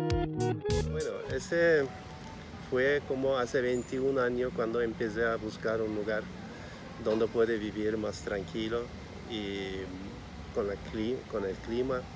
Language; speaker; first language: Spanish; non-native, fluent; Turkish